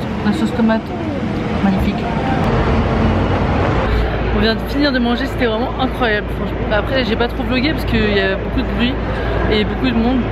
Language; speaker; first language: French; native; French